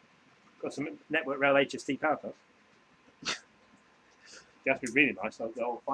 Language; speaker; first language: English; native; English